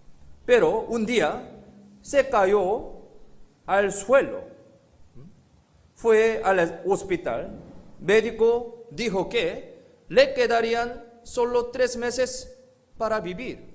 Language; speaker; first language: Spanish; non-native, fluent; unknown